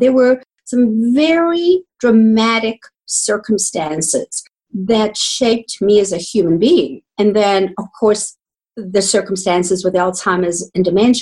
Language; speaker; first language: English; native; English